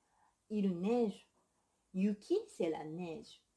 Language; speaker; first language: French; non-native, fluent; Japanese